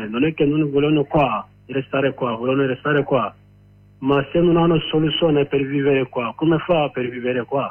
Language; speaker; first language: Italian; non-native, learner; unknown